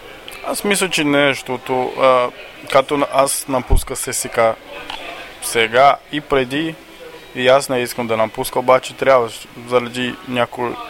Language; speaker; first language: Bulgarian; non-native, learner; Portuguese